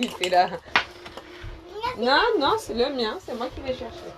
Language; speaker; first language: French; native; French